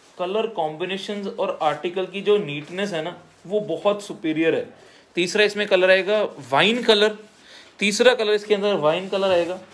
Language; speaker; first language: Hindi; non-native, local second language; Punjabi